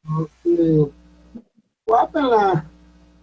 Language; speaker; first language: English; non-native, learner; Spanish